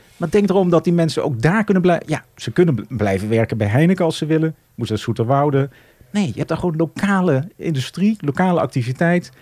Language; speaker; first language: Dutch; native; Dutch